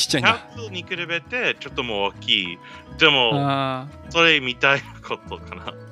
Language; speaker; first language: Japanese; non-native, learner; English